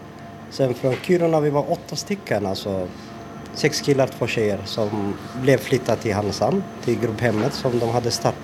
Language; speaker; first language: Swedish; non-native, fluent; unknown